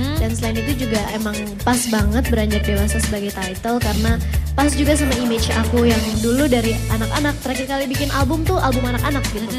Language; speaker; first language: Indonesian; native; Indonesian